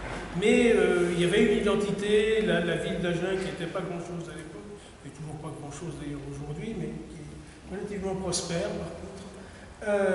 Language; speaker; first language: French; native; French